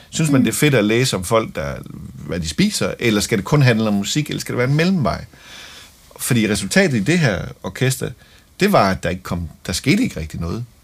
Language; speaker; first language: Danish; native; Danish